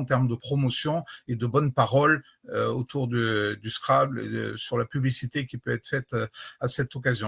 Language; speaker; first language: French; native; French